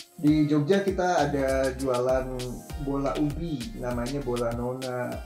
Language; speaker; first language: Indonesian; native; Indonesian